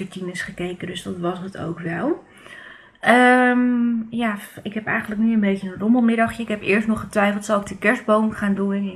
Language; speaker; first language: Dutch; native; Dutch